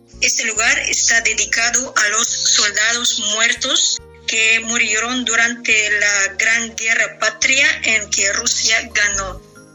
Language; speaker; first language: Spanish; non-native, fluent; Russian